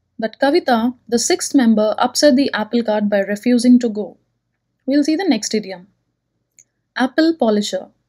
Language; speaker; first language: English; non-native, local second language; Telugu